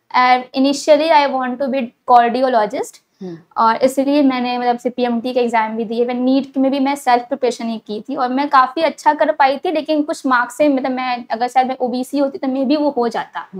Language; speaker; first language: Hindi; native; Hindi